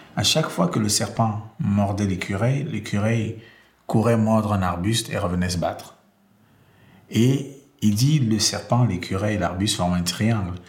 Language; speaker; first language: French; non-native, local second language; Basaa